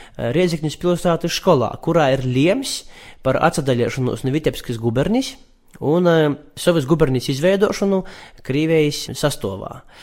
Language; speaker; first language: Latvian; native; Latvian